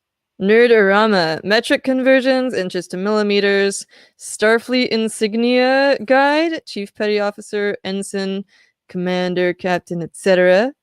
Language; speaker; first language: English; native; English